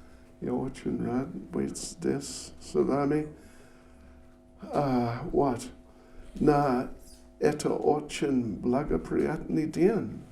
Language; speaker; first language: Russian; non-native, learner; English